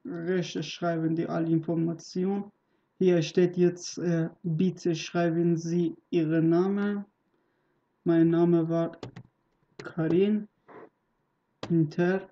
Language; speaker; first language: German; non-native, learner; Persian